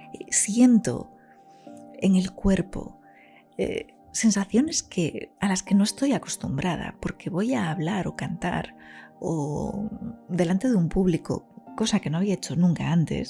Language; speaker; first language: Spanish; native; Spanish